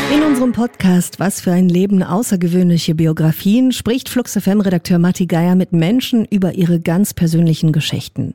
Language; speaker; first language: German; native; German